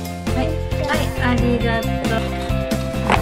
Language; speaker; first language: Japanese; non-native, learner; Filipino